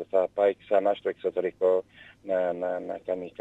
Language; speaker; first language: Greek; non-native, learner; Portuguese